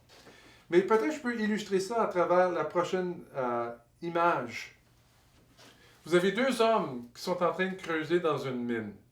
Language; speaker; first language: French; native; French